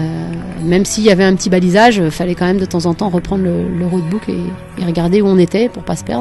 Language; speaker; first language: French; native; French